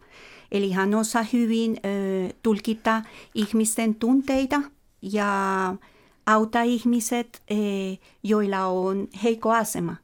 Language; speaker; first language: Finnish; non-native, fluent; Spanish